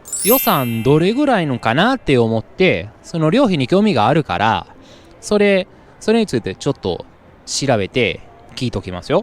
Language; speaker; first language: Japanese; non-native, fluent; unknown